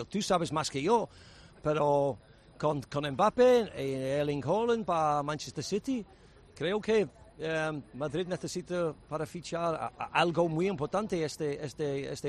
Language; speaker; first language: Spanish; non-native, learner; English